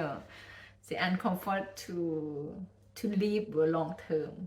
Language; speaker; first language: French; non-native, learner; Thai